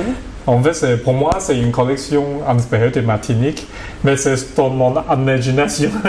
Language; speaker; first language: French; non-native, learner; Cantonese